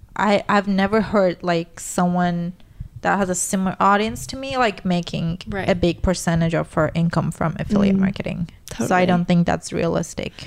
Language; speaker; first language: English; non-native, fluent; Turkish